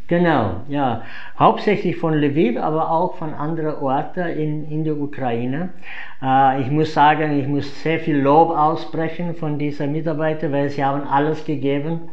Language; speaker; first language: German; non-native, fluent; English